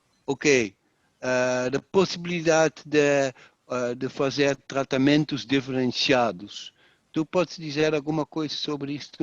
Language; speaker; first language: Portuguese; non-native, fluent; Dutch